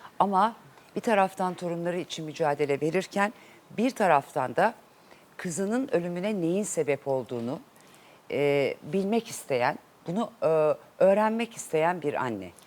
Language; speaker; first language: Turkish; native; Turkish